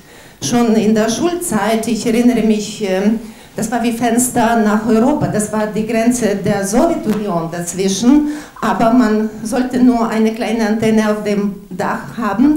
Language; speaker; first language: German; non-native, fluent; Ukrainian